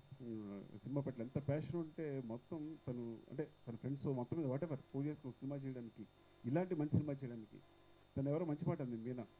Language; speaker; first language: Telugu; native; Telugu